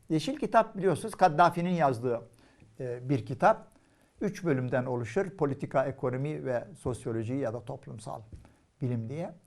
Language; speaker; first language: Turkish; non-native, fluent; Arabic